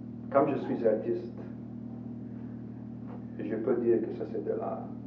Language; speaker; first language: French; non-native, fluent; English